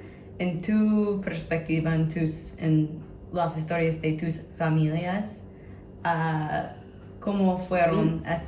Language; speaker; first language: Spanish; non-native, fluent; English